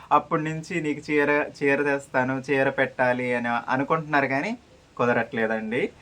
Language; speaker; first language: Telugu; native; Telugu